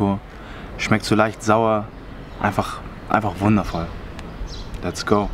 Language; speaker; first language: German; native; German